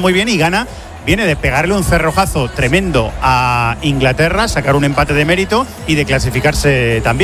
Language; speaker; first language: Spanish; native; Spanish